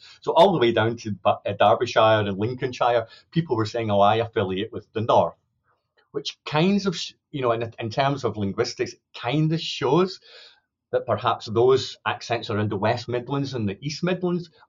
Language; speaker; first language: English; native; English